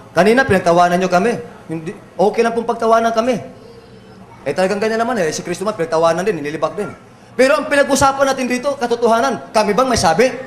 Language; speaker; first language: Filipino; native; Filipino